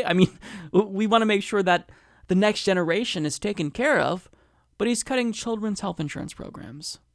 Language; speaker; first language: English; native; English